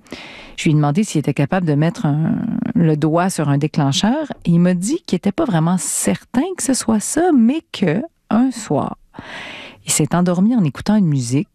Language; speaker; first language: French; native; French